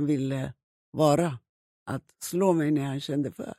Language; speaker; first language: Swedish; non-native, fluent; Persian